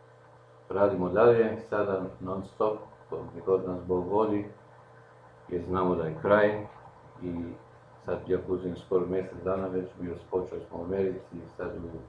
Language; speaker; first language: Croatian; non-native, local second language; Slovenian